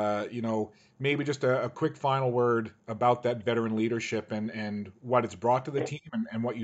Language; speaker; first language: English; native; English